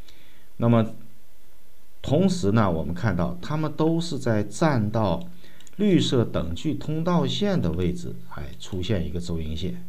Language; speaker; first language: Chinese; native; Chinese